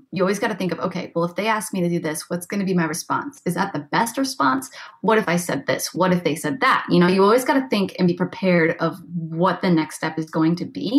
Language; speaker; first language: English; native; English